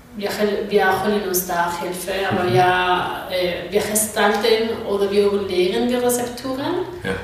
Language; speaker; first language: German; non-native, fluent; Spanish